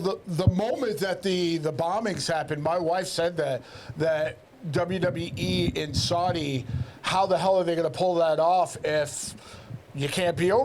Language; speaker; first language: English; native; English